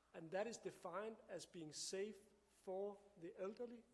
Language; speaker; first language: English; non-native, fluent; Danish